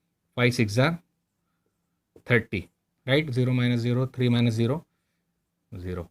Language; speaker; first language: English; non-native, local second language; Hindi